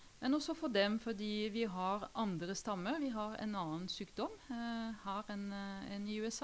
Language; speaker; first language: Norwegian; non-native, fluent; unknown